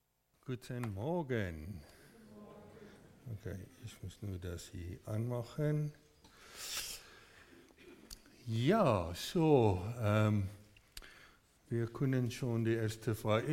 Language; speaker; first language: German; non-native, fluent; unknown